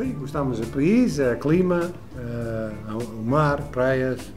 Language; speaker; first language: Portuguese; non-native, learner; Dutch